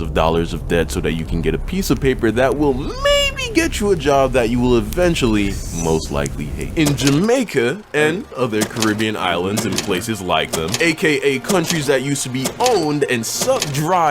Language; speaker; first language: English; native; English